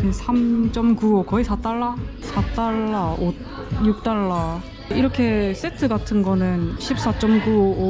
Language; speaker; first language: Korean; native; Korean